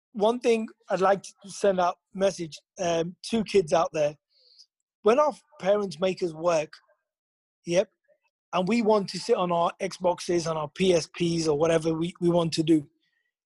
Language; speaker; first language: English; native; English